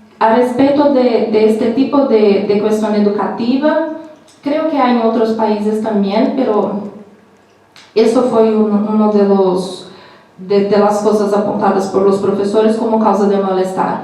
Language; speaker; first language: Spanish; non-native, learner; Portuguese